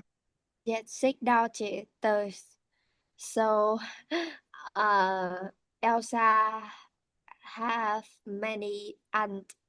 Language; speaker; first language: English; non-native, learner; Vietnamese